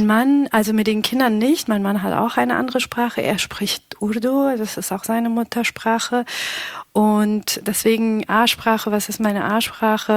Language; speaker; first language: German; early bilingual, other home language; Pashto